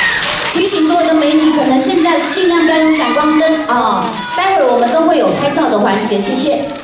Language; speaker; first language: Chinese; native; Chinese